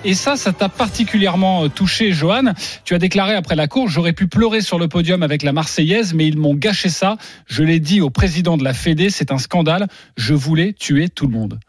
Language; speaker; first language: French; native; French